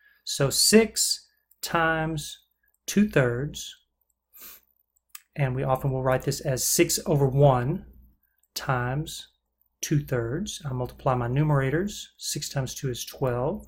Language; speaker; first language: English; native; English